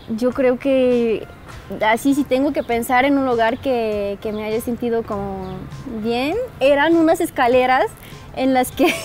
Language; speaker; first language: Spanish; non-native, fluent; Bulgarian